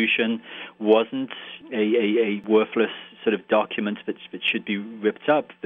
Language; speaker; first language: English; native; English